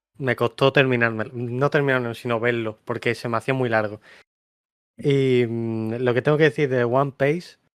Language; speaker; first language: Spanish; native; Spanish